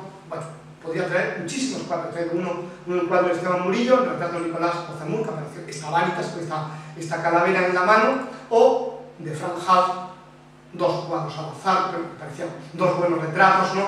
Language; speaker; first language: Spanish; native; Spanish